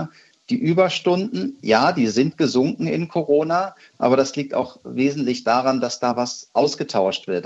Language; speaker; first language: German; native; German